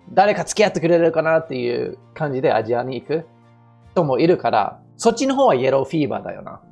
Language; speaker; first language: Japanese; non-native, fluent; English